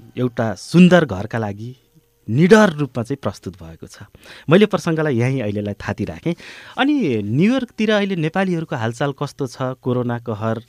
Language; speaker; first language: Nepali; native; Nepali